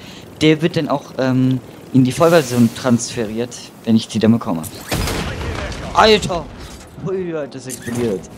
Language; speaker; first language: German; native; German